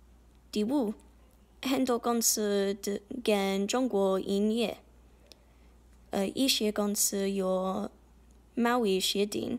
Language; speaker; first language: Chinese; non-native, learner; English